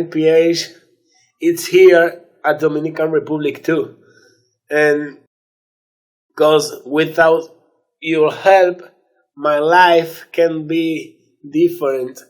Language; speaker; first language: English; non-native, learner; Spanish